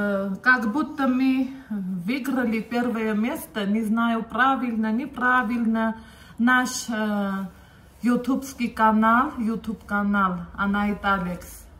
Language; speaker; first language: Russian; non-native, learner; Armenian